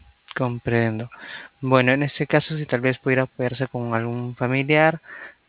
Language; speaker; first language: Spanish; native; Spanish